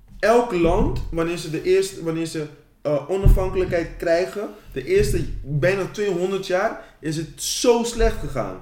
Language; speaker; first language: Dutch; non-native, local second language; Papiamento